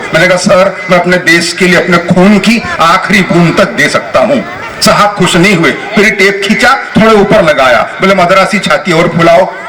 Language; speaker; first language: Hindi; non-native, local second language; Telugu